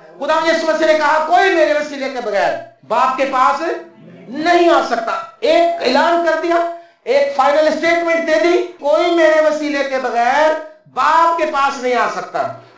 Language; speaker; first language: Urdu; non-native, local second language; Punjabi